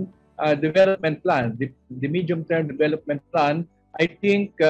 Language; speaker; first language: English; non-native, local second language; Filipino